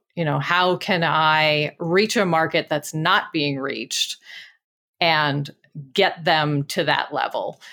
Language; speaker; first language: English; native; English